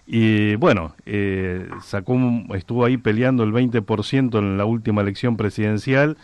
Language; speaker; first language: Spanish; native; Spanish